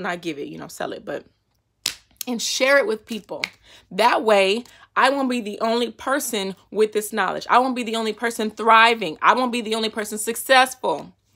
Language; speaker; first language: English; native; English